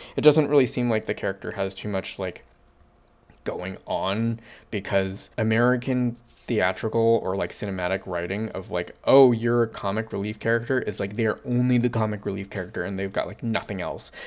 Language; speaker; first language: English; early bilingual, other home language; Chinese